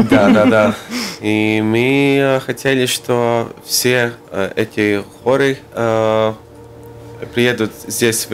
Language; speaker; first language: Russian; non-native, local second language; Latvian